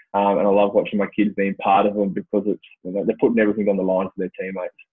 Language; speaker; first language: English; native; English